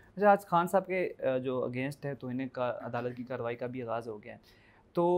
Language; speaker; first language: Urdu; native; Urdu